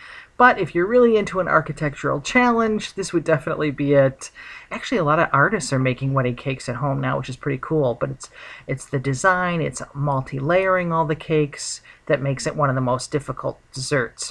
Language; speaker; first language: English; native; English